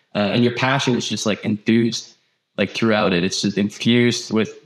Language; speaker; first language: English; native; English